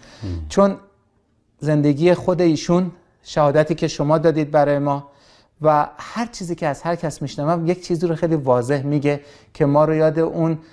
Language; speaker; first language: Persian; native; Persian